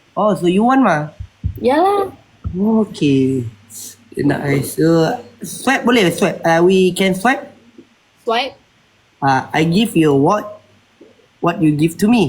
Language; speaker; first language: English; non-native, learner; Malay